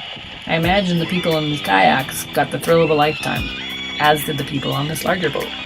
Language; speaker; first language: English; native; English